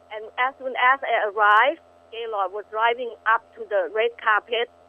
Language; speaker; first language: English; non-native, fluent; Thai